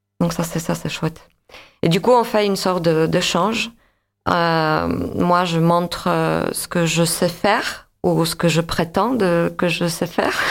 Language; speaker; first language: French; non-native, fluent; Polish